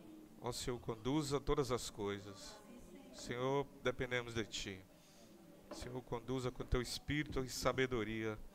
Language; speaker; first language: Portuguese; native; Portuguese